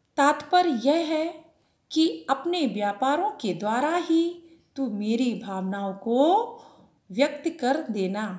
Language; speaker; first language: Hindi; native; Hindi